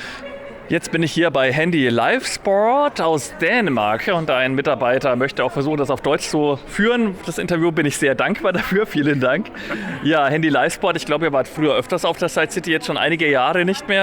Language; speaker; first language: German; native; German